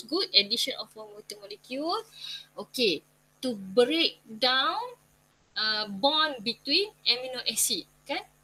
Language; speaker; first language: English; non-native, local second language; Malay